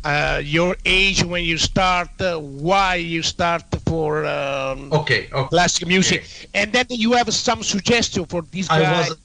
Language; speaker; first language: English; non-native, learner; Italian